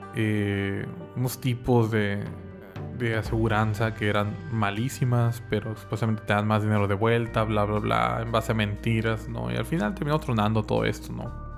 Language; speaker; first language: Spanish; native; Spanish